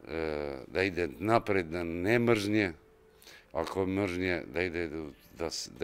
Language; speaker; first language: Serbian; non-native, local second language; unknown